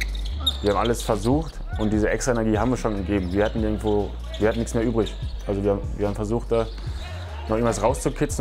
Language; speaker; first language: German; native; German